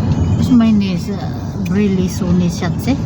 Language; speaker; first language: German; non-native, learner; Cebuano